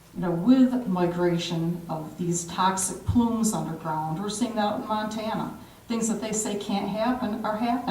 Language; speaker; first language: English; native; English